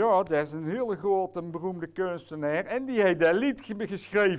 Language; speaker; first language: Dutch; native; Dutch